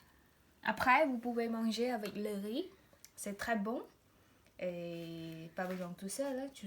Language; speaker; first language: French; non-native, learner; Khmer